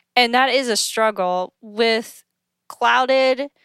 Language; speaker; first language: English; native; English